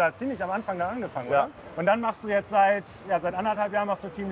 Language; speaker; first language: German; native; German